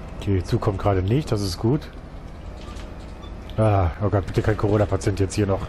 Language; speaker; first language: German; native; German